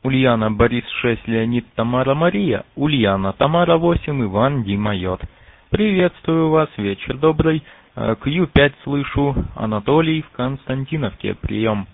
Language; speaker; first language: Russian; native; Russian